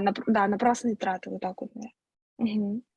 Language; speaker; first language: Russian; native; Russian